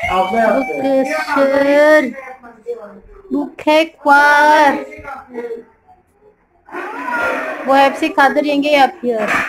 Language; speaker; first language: Turkish; non-native, learner; Indonesian